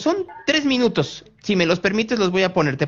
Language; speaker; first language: Spanish; native; Spanish